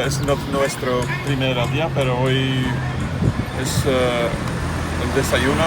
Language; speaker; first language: Spanish; non-native, learner; French